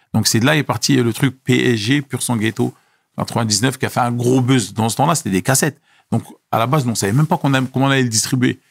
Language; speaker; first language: French; early bilingual, other home language; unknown